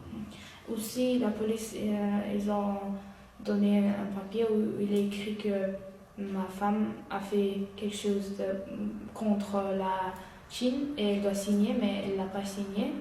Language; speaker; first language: French; non-native, learner; Uyghur